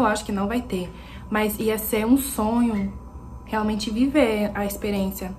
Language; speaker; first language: Portuguese; non-native, fluent; French